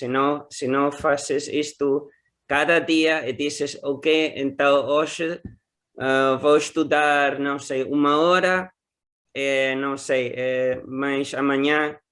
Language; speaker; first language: Portuguese; non-native, learner; Spanish